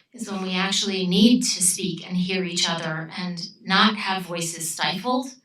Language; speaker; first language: English; early bilingual, other home language; Romanian